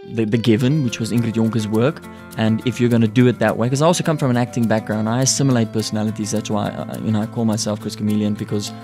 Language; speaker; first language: English; non-native, local second language; Afrikaans